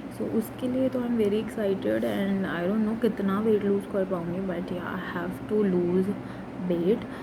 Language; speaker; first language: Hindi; non-native, local second language; Nepali